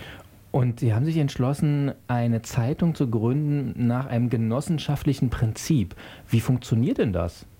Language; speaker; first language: German; native; German